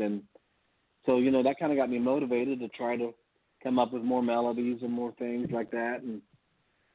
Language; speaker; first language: English; native; English